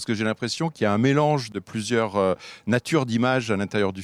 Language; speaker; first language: French; native; French